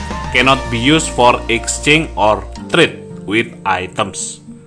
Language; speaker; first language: English; non-native, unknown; Indonesian